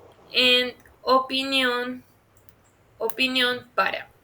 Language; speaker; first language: Spanish; non-native, fluent; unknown